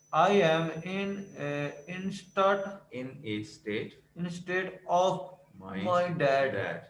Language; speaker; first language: English; non-native, learner; Urdu